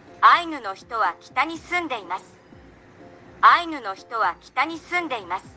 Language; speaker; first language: Japanese; non-native, learner; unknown